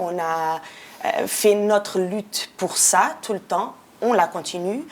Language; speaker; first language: French; non-native, fluent; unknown